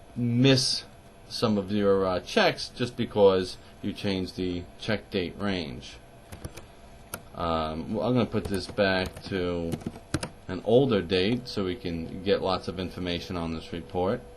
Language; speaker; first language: English; native; English